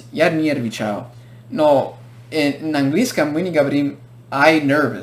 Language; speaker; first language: Russian; non-native, fluent; English